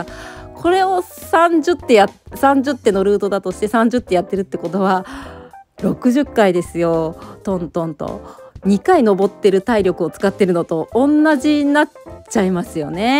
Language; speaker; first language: Japanese; native; Japanese